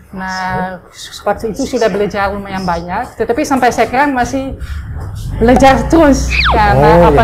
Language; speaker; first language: Indonesian; non-native, fluent; Dutch